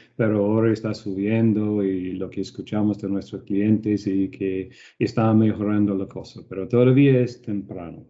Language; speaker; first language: Spanish; non-native, fluent; English